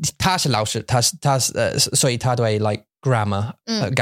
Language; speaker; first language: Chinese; non-native, learner; English